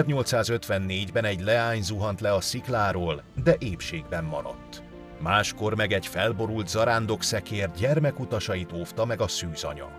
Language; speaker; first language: Hungarian; native; Hungarian